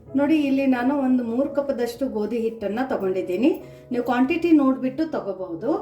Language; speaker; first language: Kannada; native; Kannada